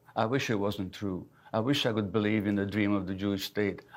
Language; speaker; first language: English; early bilingual, other home language; Hungarian